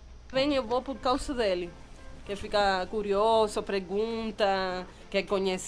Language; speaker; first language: Portuguese; non-native, fluent; Spanish